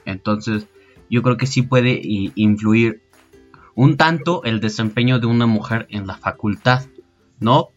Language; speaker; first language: Spanish; native; Spanish